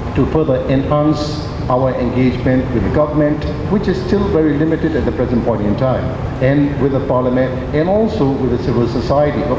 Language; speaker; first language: English; non-native, fluent; Burmese